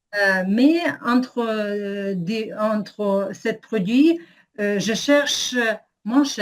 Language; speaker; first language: French; non-native, fluent; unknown